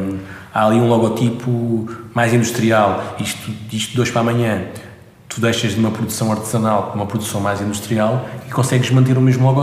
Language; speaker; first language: Portuguese; native; Portuguese